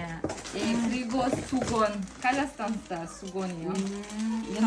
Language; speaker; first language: Korean; non-native, learner; Kazakh